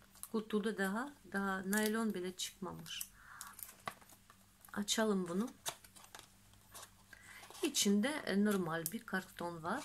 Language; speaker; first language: Turkish; non-native, fluent; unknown